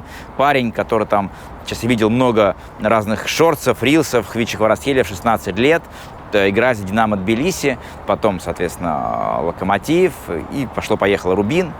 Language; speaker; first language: Russian; native; Russian